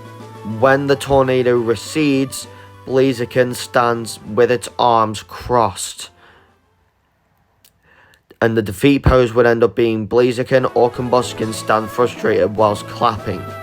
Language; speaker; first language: English; native; English